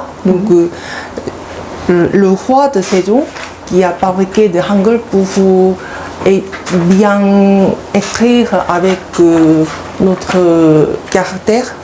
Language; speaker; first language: French; non-native, learner; Korean